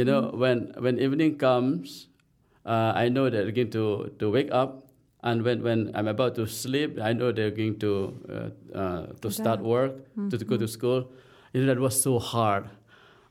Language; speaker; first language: English; non-native, local second language; Khasi